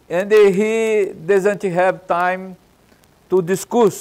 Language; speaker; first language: English; non-native, learner; Portuguese